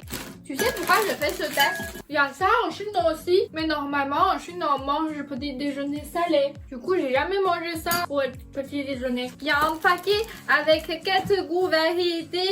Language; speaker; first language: French; non-native, learner; Chinese